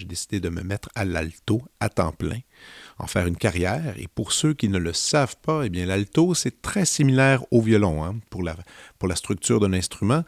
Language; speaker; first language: French; native; French